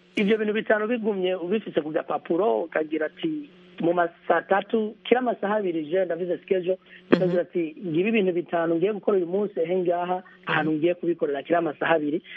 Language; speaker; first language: Rundi; early bilingual, heritage; Rundi